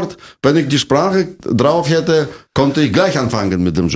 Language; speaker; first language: German; non-native, fluent; Russian